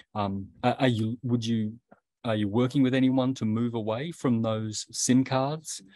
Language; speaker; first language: English; native; English